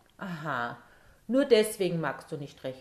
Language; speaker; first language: German; native; German